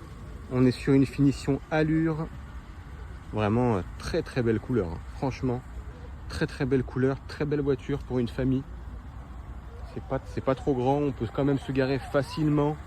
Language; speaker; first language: French; native; French